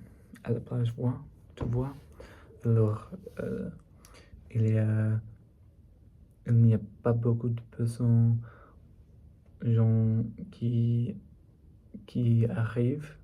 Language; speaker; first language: French; non-native, learner; English